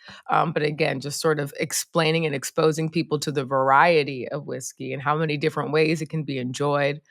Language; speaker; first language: English; native; English